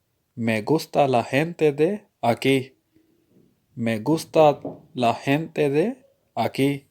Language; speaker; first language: Spanish; non-native, fluent; Urdu